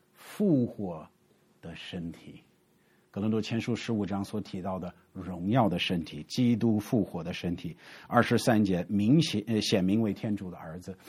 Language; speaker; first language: Chinese; non-native, fluent; English